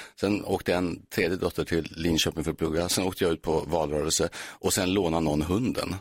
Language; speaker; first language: Swedish; native; Swedish